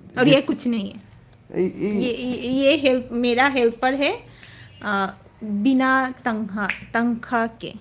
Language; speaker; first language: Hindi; non-native, learner; Bangla